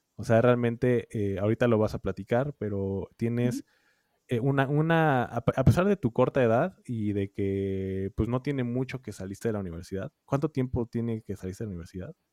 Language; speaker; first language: Spanish; native; Spanish